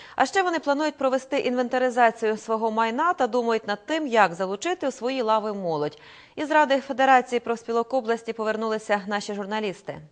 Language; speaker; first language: Ukrainian; native; Ukrainian